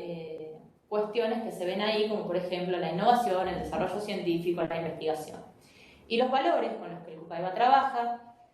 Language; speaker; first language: Spanish; native; Spanish